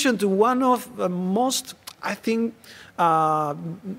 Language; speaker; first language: English; non-native, fluent; Spanish